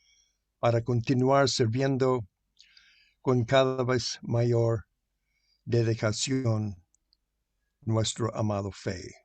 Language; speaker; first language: Spanish; non-native, fluent; English